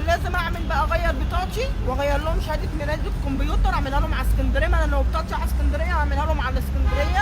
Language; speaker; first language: Arabic; native; Arabic